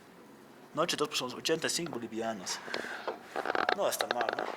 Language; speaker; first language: Spanish; non-native, learner; English